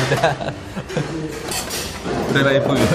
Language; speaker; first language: Korean; non-native, learner; Indonesian